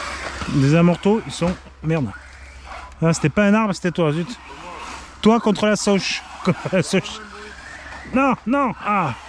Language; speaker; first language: French; native; French